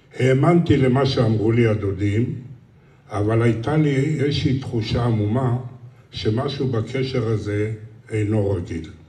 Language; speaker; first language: Hebrew; early bilingual, other home language; Romanian